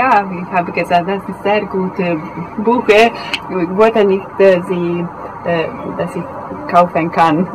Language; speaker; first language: German; non-native, learner; Hungarian